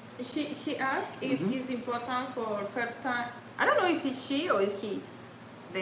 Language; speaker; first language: English; non-native, learner; Spanish